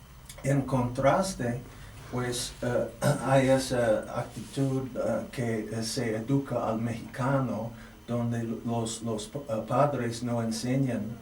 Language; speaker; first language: Spanish; non-native, fluent; English